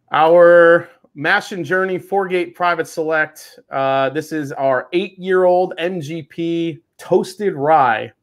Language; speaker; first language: English; native; English